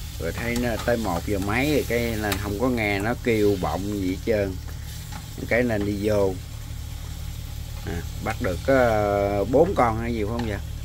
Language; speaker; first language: Vietnamese; native; Vietnamese